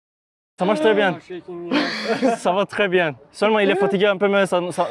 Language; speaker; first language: French; non-native, learner; Turkish